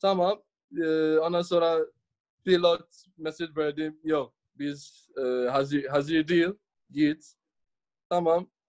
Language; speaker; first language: Turkish; non-native, learner; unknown